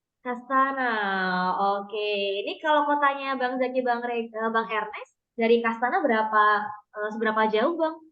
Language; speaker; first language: Indonesian; native; Indonesian